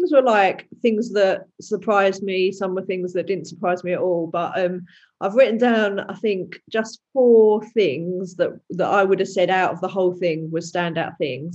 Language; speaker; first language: English; native; English